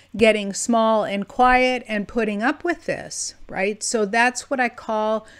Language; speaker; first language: English; native; English